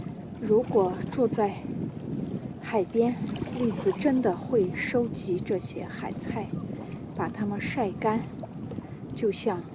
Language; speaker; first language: Chinese; native; Chinese